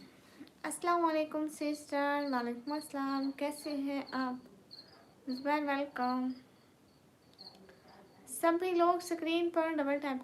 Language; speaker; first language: Hindi; non-native, local second language; Punjabi